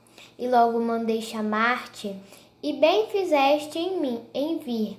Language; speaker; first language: Portuguese; native; Portuguese